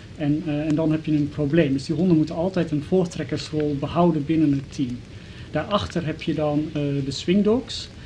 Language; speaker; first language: Dutch; native; Dutch